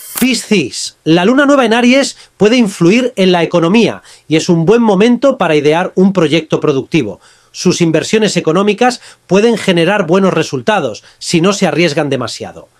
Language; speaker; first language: Spanish; native; Spanish